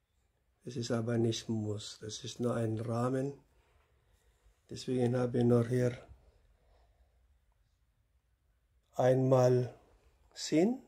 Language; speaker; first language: German; non-native, learner; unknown